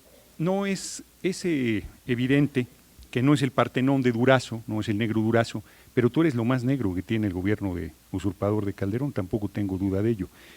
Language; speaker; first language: Spanish; native; Spanish